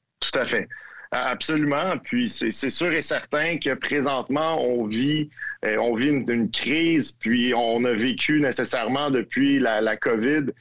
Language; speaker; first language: French; native; French